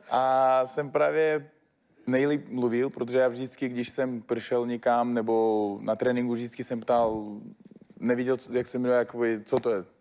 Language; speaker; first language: Czech; non-native, fluent; Uzbek